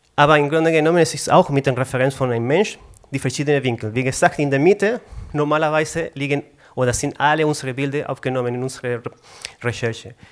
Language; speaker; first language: German; non-native, fluent; Spanish